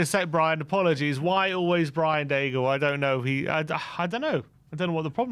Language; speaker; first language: English; native; English